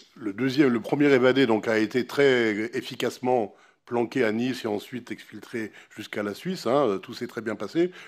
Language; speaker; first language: French; native; French